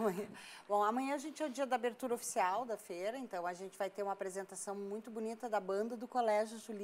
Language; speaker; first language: Portuguese; native; Portuguese